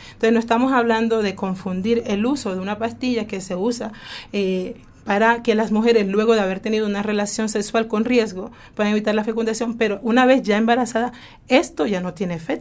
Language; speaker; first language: Spanish; native; Spanish